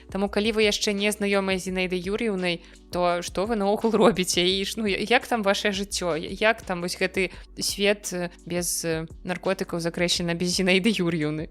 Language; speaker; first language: Belarusian; non-native, local second language; Russian